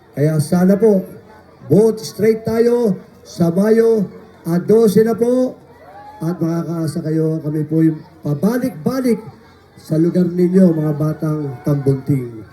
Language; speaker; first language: Filipino; native; Filipino